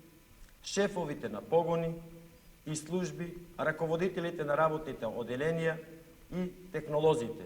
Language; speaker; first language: Macedonian; native; Macedonian